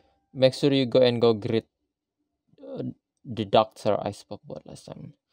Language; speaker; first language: English; non-native, fluent; Indonesian